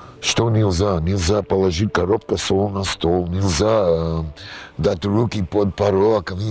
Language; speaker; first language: Russian; non-native, learner; English